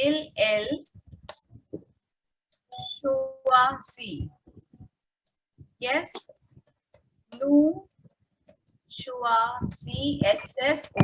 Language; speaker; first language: French; non-native, fluent; Hindi